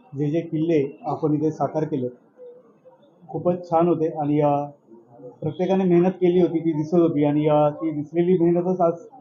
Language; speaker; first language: Marathi; native; Marathi